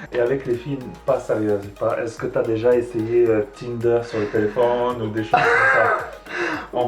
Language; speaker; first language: French; native; French